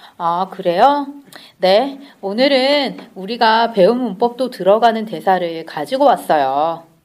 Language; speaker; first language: Korean; native; Korean